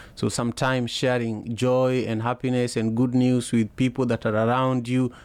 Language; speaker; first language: English; non-native, local second language; Luo (Kenya and Tanzania)